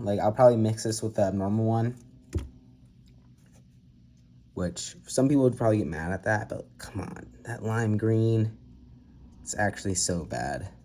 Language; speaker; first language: English; native; English